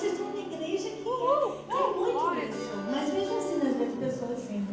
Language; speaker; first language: Portuguese; non-native, fluent; English